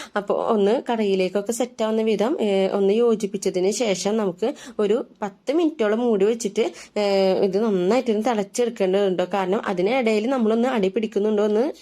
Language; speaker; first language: Malayalam; native; Malayalam